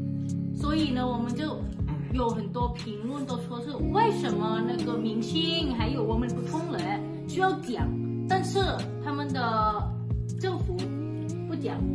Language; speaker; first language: Chinese; non-native, fluent; Thai